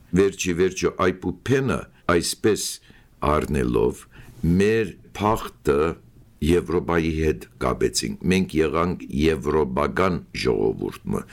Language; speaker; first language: Armenian; early bilingual, heritage; Armenian